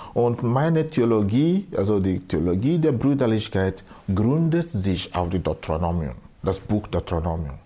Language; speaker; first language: German; non-native, fluent; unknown